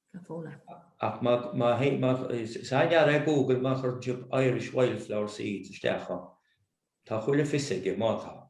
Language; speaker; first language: Irish; native; Irish